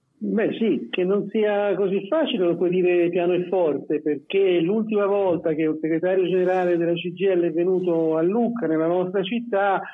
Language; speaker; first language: Italian; native; Italian